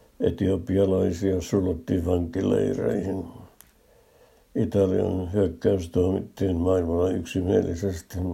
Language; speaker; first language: Finnish; native; Finnish